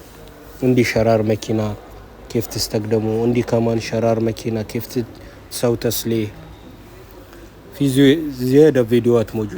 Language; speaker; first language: Arabic; non-native, learner; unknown